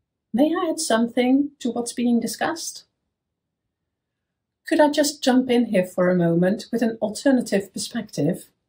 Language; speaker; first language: English; non-native, fluent; Dutch